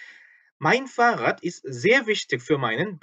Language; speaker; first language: German; non-native, fluent; Korean